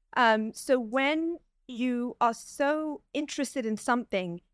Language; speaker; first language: English; native; English